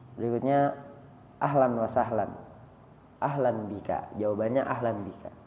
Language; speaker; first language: Indonesian; native; Indonesian